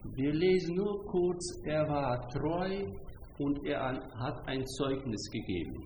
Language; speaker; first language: German; non-native, fluent; Hungarian